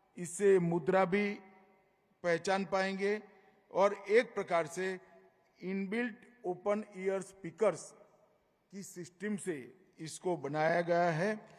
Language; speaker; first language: Hindi; non-native, local second language; Gujarati